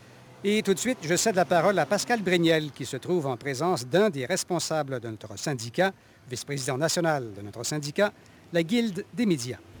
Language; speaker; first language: French; native; French